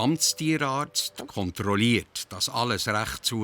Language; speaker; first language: German; native; German